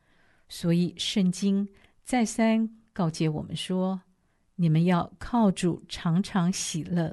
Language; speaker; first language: Chinese; native; Chinese